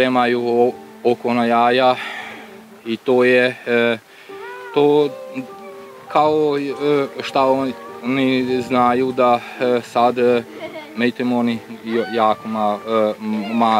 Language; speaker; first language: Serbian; non-native, local second language; Hungarian